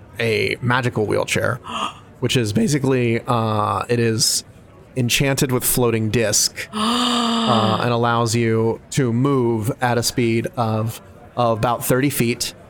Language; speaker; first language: English; native; English